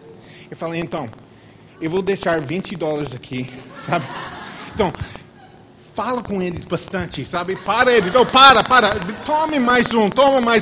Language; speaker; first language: Portuguese; non-native, fluent; English